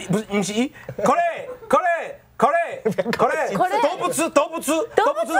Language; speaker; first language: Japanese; non-native, learner; Chinese